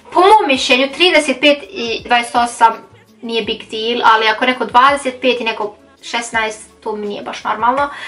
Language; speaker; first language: Bosnian; early bilingual, heritage; Bosnian